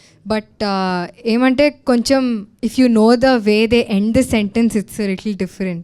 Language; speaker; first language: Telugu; non-native, learner; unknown